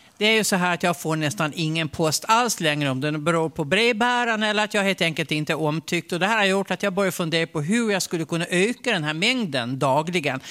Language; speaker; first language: Swedish; native; Swedish